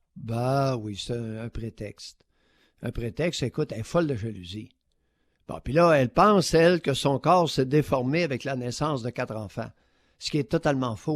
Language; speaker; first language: French; native; French